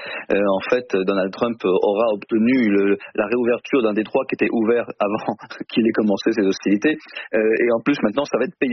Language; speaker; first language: French; native; French